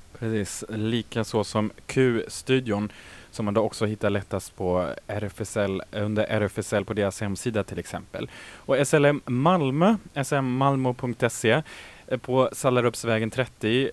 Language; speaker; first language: Swedish; native; Swedish